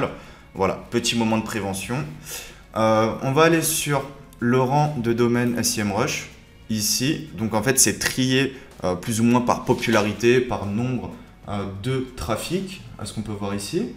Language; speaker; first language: French; native; French